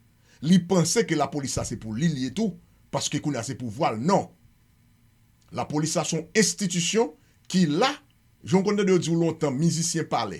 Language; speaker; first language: Haitian Creole; native; Haitian Creole